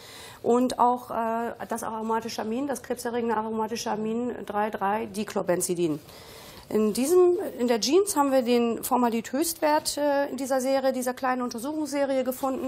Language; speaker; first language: German; native; German